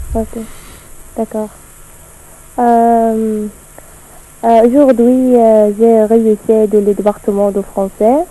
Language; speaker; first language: French; non-native, learner; Arabic